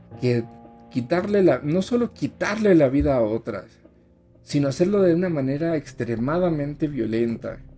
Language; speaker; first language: Spanish; native; Spanish